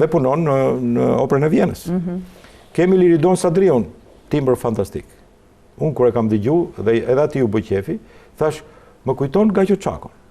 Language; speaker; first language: Albanian; native; Albanian